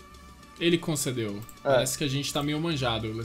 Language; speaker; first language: Portuguese; native; Portuguese